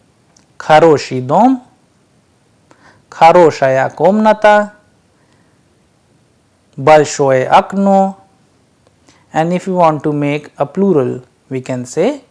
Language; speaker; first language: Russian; non-native, fluent; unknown